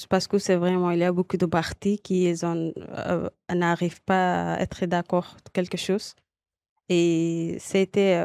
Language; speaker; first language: French; non-native, learner; Arabic